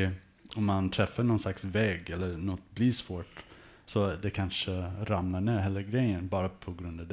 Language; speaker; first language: Swedish; early bilingual, heritage; English